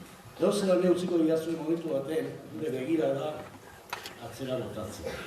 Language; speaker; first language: Basque; native; Basque